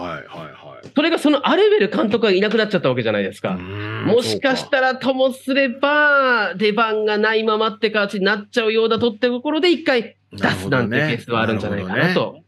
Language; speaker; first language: Japanese; native; Japanese